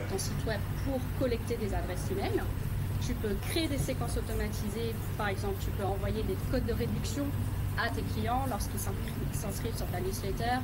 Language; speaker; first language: French; non-native, fluent; Vietnamese